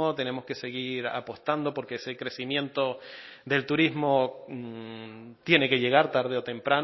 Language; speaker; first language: Spanish; native; Spanish